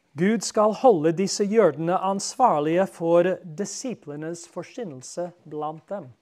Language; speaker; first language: Norwegian; non-native, fluent; English